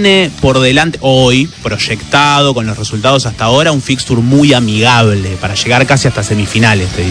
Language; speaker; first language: Spanish; native; Spanish